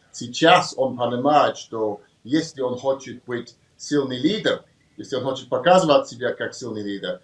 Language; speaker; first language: Russian; non-native, learner; English